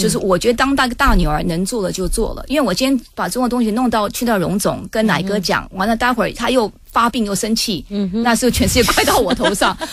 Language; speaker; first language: Chinese; early bilingual, heritage; English